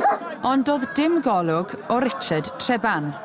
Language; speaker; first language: Welsh; native; Welsh